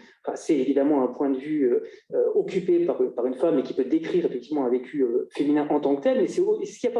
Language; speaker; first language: French; native; French